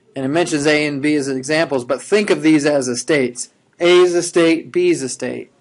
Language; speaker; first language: English; native; English